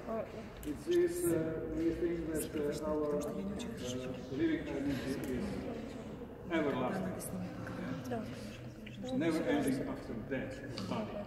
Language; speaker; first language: English; non-native, learner; Slovak